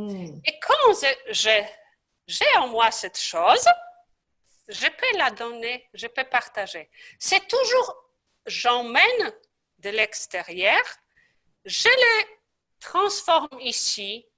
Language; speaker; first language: French; non-native, fluent; Polish